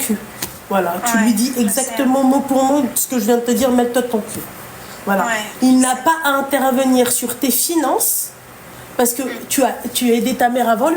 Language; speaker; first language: French; native; French